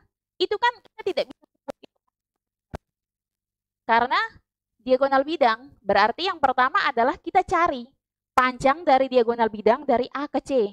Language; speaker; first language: Indonesian; native; Indonesian